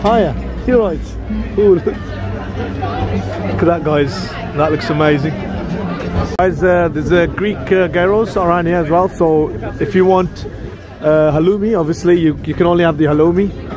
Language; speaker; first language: English; early bilingual, other home language; Hindi